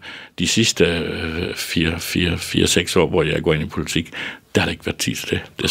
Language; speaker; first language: Danish; native; Danish